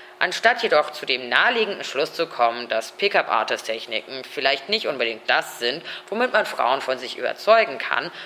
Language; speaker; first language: German; native; German